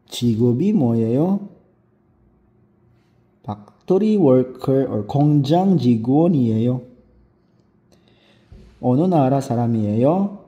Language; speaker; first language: Korean; non-native, fluent; Filipino